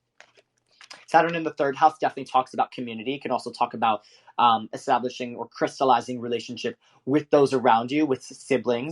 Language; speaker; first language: English; native; English